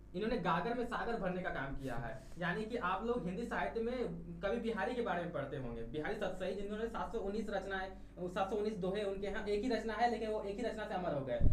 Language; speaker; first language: Hindi; native; Hindi